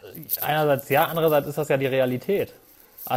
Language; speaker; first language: German; native; German